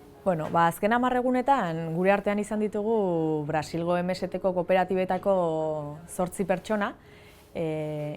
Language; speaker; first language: Basque; native; Basque